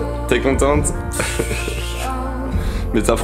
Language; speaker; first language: French; native; French